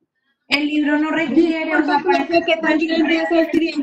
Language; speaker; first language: Spanish; native; Spanish